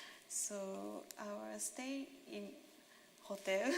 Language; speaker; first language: English; non-native, learner; Japanese